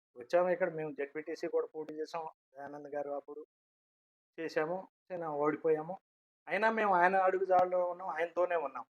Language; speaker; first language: Telugu; non-native, local second language; Lambadi